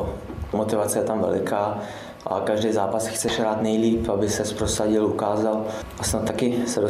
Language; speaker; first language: Czech; early bilingual, other home language; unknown